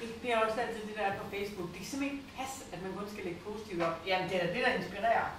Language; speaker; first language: Danish; native; Danish